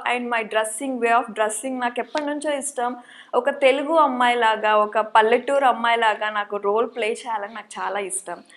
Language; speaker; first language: Telugu; native; Telugu